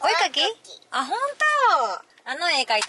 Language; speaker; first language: Japanese; native; Japanese